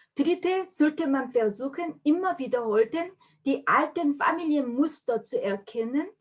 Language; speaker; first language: German; non-native, fluent; Korean